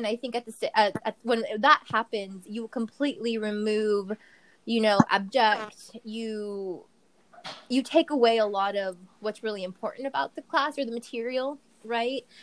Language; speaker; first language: English; early bilingual, other home language; Spanish